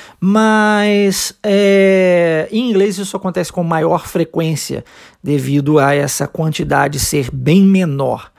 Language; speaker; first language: Portuguese; early bilingual, heritage; Portuguese